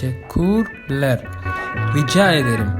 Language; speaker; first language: Turkish; non-native, fluent; Somali